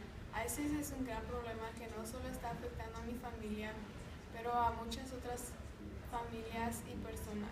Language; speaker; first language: Spanish; non-native, learner; English